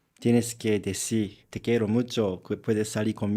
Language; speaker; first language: Spanish; non-native, learner; Japanese